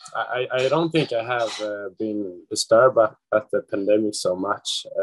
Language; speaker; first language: English; non-native, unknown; Swedish